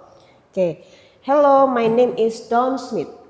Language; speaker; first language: English; non-native, fluent; Indonesian